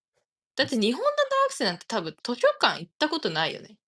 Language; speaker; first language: Japanese; native; Japanese